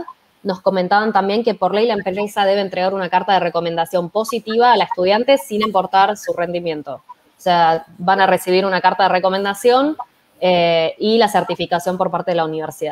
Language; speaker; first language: Spanish; native; Spanish